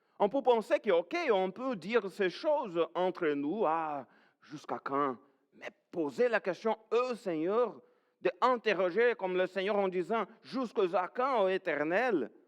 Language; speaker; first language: French; non-native, fluent; Portuguese